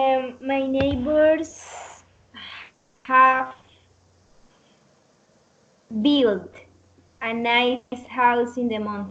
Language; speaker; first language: English; non-native, learner; Spanish